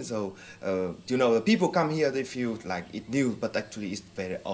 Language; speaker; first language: English; non-native, fluent; Vietnamese